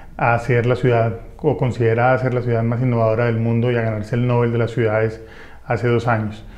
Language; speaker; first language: Spanish; native; Spanish